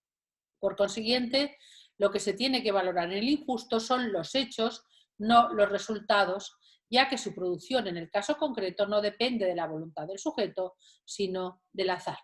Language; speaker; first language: Spanish; native; Spanish